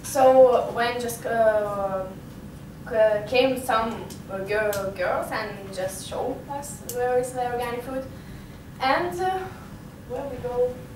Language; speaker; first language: English; non-native, learner; Lithuanian